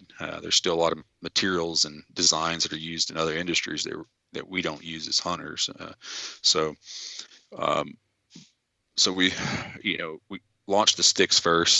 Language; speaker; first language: English; native; English